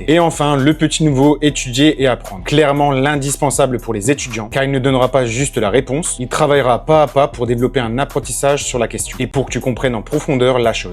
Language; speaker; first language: French; native; French